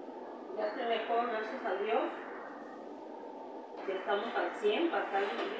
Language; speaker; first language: Spanish; native; Spanish